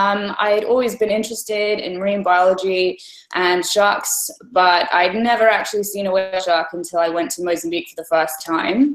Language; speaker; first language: English; native; English